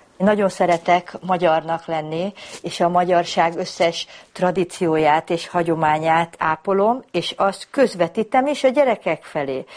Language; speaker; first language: Hungarian; native; Hungarian